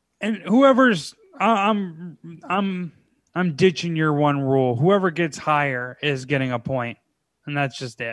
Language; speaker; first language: English; native; English